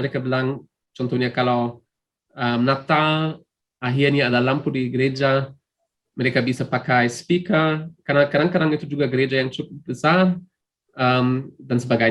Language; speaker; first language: Indonesian; non-native, fluent; German